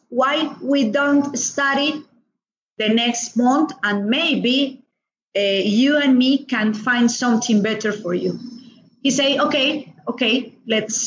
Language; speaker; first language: English; non-native, learner; Spanish